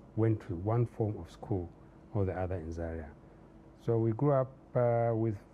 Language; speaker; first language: English; non-native, local second language; Hausa